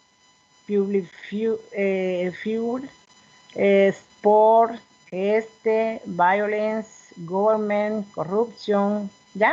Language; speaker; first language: English; non-native, learner; Spanish